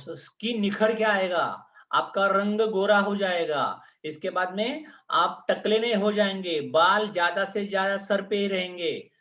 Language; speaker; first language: Hindi; non-native, local second language; Marathi